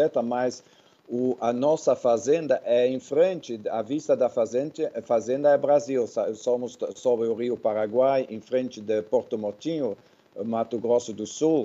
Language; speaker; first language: Portuguese; non-native, fluent; Dutch